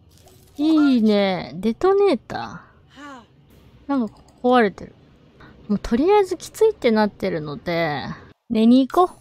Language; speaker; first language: Japanese; native; Japanese